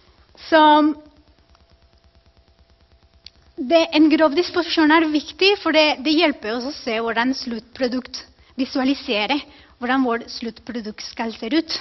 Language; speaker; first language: Norwegian; non-native, fluent; Spanish